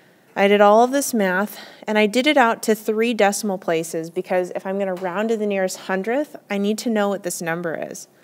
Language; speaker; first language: English; native; English